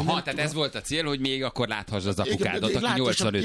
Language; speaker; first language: Hungarian; native; Hungarian